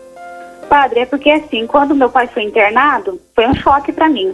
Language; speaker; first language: Portuguese; native; Portuguese